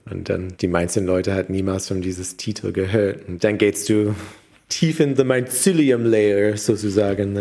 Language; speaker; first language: German; non-native, learner; English